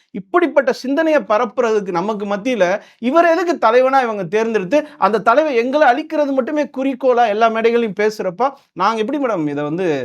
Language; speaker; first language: Tamil; non-native, local second language; Telugu